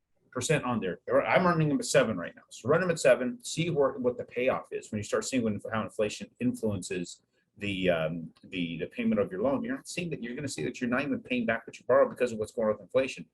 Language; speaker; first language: English; native; English